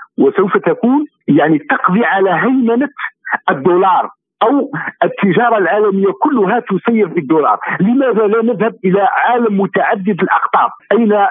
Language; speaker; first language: Arabic; native; Arabic